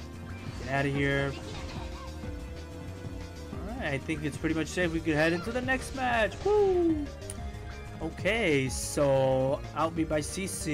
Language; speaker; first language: English; native; English